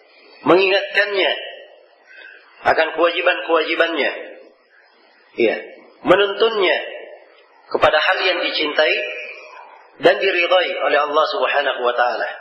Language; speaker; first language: Indonesian; native; Indonesian